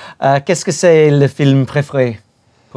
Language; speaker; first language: French; non-native, learner; English